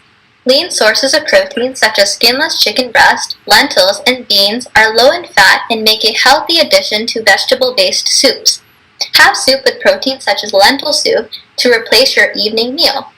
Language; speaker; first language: English; native; English